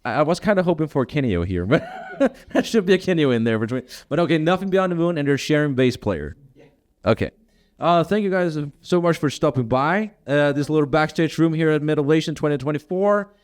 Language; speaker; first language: English; non-native, fluent; Danish